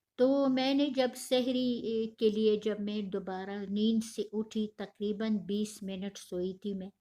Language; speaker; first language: Urdu; non-native, local second language; Pashto